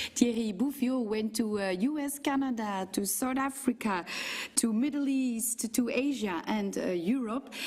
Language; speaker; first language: English; non-native, fluent; Dutch